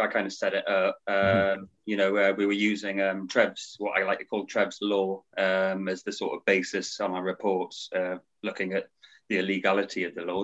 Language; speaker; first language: English; native; English